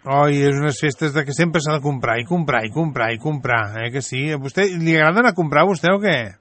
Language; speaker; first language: Catalan; native; Catalan